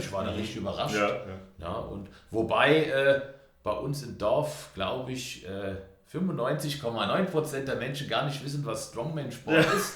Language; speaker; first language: German; native; German